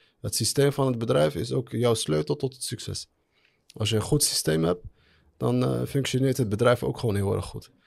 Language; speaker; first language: Dutch; early bilingual, other home language; Arabic